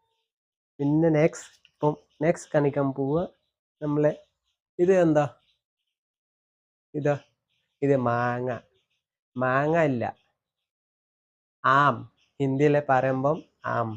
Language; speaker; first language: Malayalam; non-native, learner; Assamese